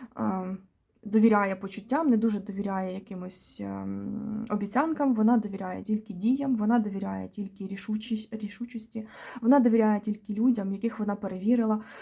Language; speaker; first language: Ukrainian; native; Ukrainian